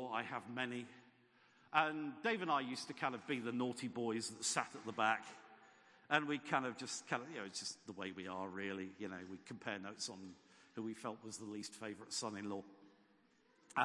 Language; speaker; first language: English; native; English